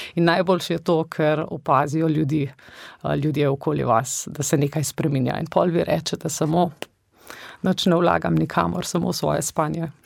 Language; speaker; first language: Slovenian; native; Slovenian